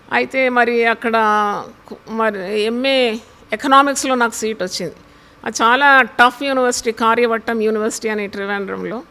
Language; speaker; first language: Telugu; non-native, local second language; Malayalam